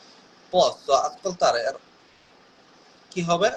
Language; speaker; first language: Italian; non-native, learner; Bangla